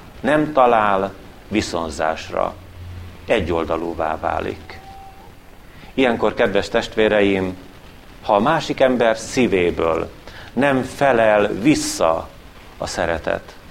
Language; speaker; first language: Hungarian; native; Hungarian